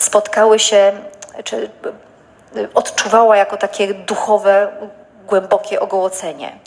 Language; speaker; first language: Polish; native; Polish